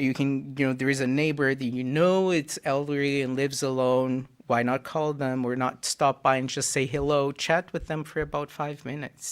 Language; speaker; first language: English; non-native, fluent; Portuguese